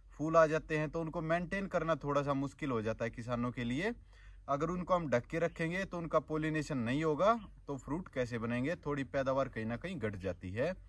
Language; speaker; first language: Hindi; native; Hindi